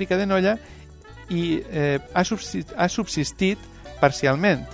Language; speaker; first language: Catalan; native; Catalan